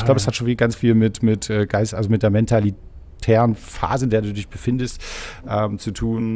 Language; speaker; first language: German; native; German